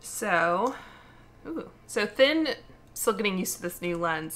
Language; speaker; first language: English; native; English